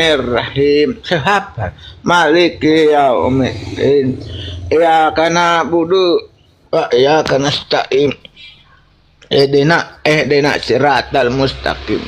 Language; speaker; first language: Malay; non-native, local second language; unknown